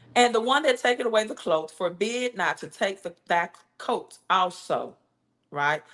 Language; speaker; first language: English; native; English